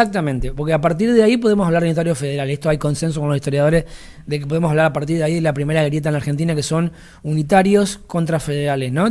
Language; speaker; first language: Spanish; native; Spanish